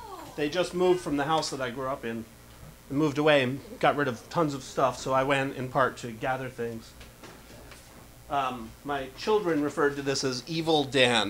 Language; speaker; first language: English; native; English